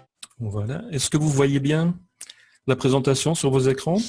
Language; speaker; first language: French; native; French